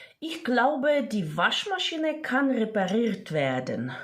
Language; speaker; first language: German; non-native, fluent; Ukrainian